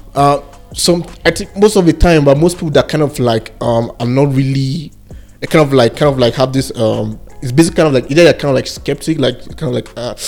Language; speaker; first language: English; non-native, local second language; Igbo